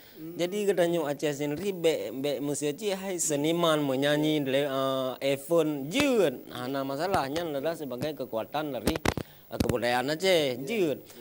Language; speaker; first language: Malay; non-native, local second language; Achinese